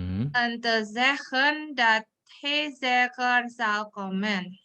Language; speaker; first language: Dutch; non-native, learner; Indonesian